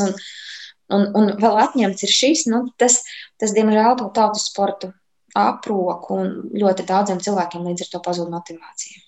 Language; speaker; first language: Latvian; native; Latvian